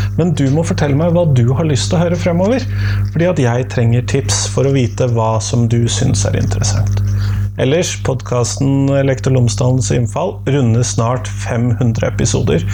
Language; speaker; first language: Norwegian; native; Norwegian